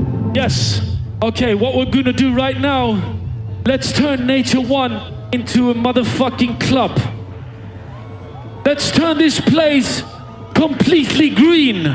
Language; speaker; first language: English; non-native, fluent; Swedish